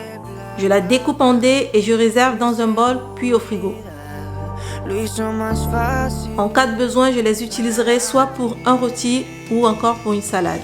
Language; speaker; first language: French; native; French